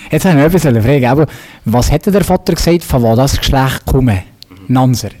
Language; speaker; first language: German; native; German